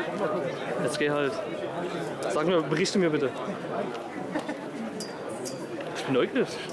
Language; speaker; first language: German; native; German